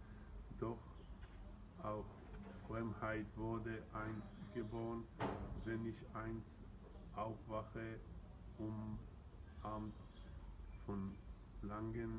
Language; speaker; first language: German; non-native, learner; Hebrew